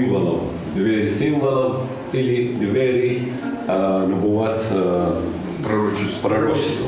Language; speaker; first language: Russian; non-native, learner; Arabic